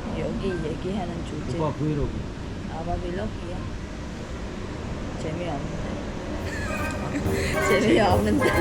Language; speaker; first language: Korean; non-native, fluent; Vietnamese